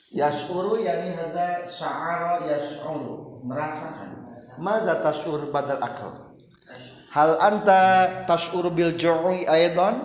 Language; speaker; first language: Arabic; non-native, fluent; Indonesian